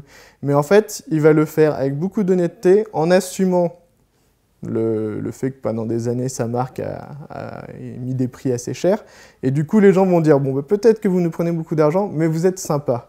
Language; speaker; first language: French; native; French